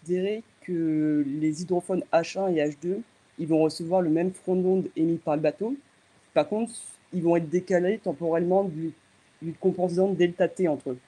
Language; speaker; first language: French; native; French